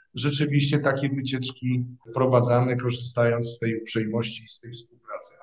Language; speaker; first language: Polish; native; Polish